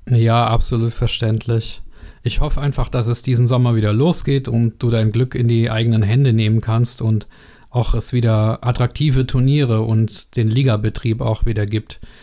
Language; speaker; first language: German; native; German